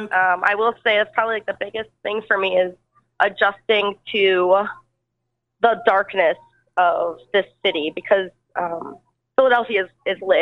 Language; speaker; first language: English; native; English